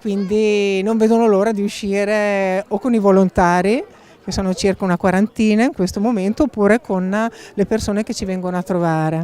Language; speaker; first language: Italian; native; Italian